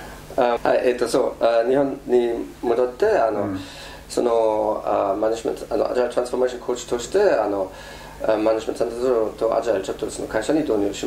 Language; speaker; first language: Japanese; non-native, fluent; German